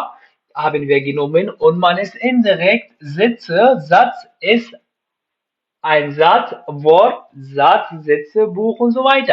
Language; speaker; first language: German; non-native, fluent; Pashto